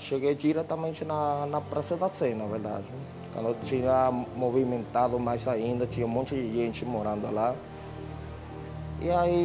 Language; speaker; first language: Portuguese; non-native, fluent; Spanish